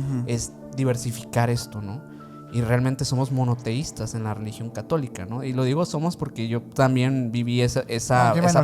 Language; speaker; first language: Spanish; native; Spanish